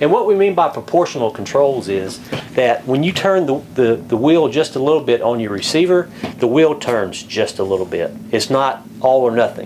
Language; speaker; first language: English; native; English